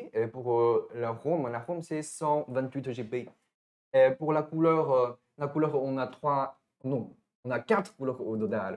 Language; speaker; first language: French; non-native, fluent; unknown